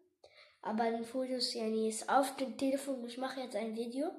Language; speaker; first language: German; non-native, learner; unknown